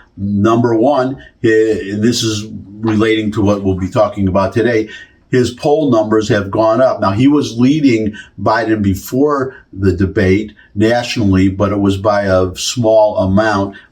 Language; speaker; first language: English; native; English